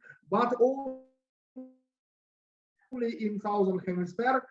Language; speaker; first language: English; non-native, learner; Russian